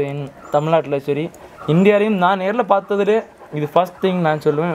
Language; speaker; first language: Tamil; native; Tamil